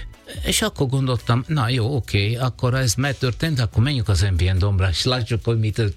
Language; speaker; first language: Hungarian; non-native, learner; Italian